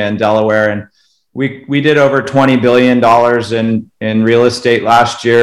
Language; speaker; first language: English; native; English